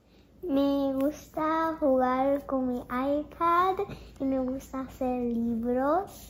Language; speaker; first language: Spanish; early bilingual, heritage; Japanese